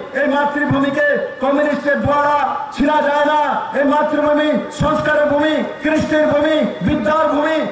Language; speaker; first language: Bangla; native; Bangla